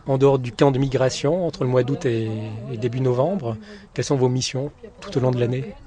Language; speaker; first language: French; native; French